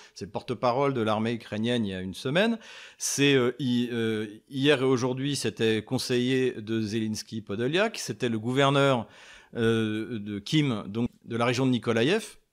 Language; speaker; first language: French; native; French